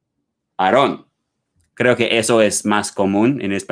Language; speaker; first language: Spanish; non-native, learner; English